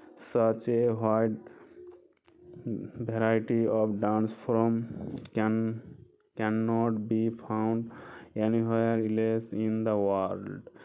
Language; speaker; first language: English; non-native, local second language; Bangla